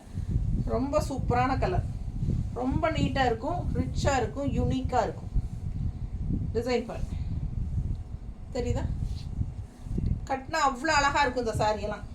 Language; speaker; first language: Tamil; native; Tamil